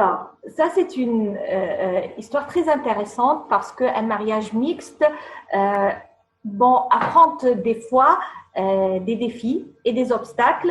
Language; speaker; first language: French; non-native, fluent; Arabic